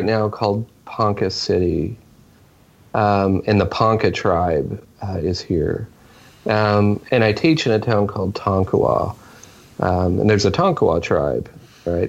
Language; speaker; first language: English; native; English